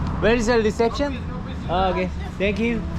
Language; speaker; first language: English; non-native, learner; Korean